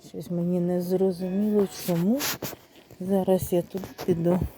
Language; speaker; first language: Ukrainian; native; Ukrainian